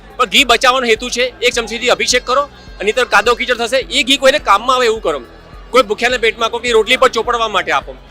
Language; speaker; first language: Gujarati; native; Gujarati